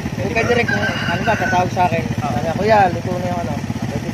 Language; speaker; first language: Filipino; native; Filipino